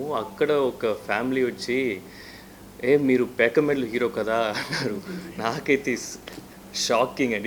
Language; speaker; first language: Telugu; non-native, fluent; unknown